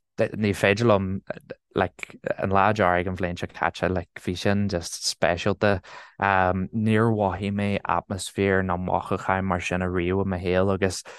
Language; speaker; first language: Irish; non-native, local second language; English